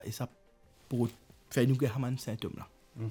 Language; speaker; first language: French; non-native, local second language; Morisyen